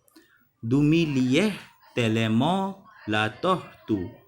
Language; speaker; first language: French; non-native, learner; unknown